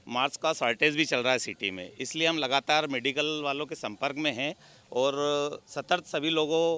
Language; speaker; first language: Hindi; native; Hindi